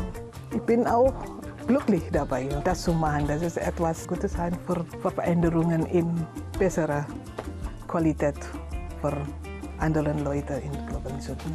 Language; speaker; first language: German; non-native, learner; Indonesian